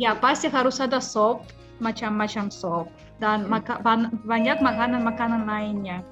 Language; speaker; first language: Indonesian; non-native, fluent; Russian